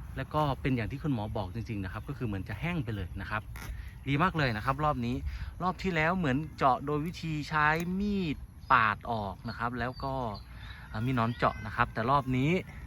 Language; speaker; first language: Thai; native; Thai